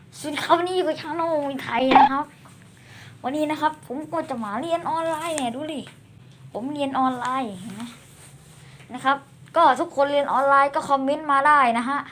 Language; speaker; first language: Thai; native; Thai